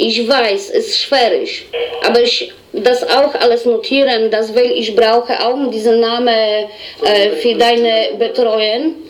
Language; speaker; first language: German; non-native, learner; Polish